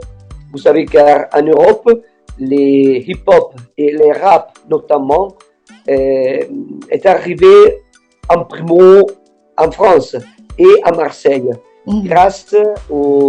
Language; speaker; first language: French; non-native, fluent; Italian